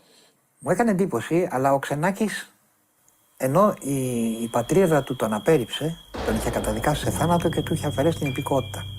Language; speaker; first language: Greek; native; Greek